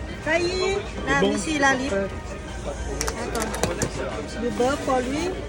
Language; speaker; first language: French; non-native, learner; Thai